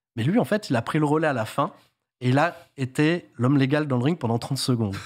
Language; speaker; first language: French; native; French